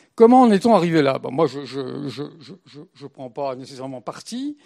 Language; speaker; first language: French; native; French